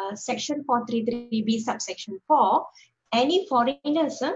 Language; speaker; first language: English; non-native, local second language; Tamil